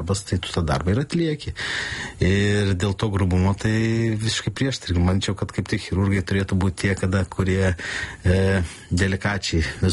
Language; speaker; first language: Lithuanian; native; Lithuanian